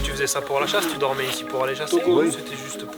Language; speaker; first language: French; native; French